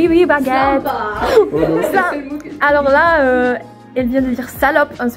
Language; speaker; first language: French; non-native, fluent; Swedish